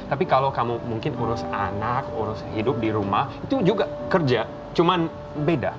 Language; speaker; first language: Indonesian; non-native, fluent; English